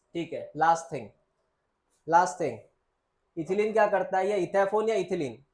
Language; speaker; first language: Hindi; non-native, local second language; Marathi